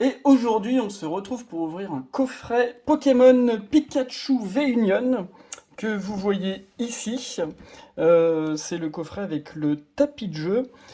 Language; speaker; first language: French; native; French